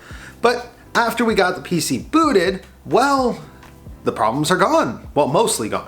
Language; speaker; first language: English; native; English